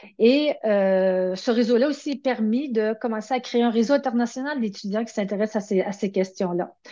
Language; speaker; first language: French; native; French